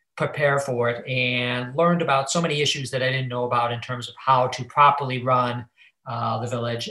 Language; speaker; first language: English; native; English